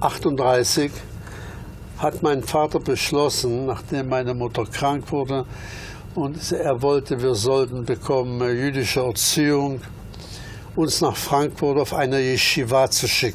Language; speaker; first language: German; early bilingual, other home language; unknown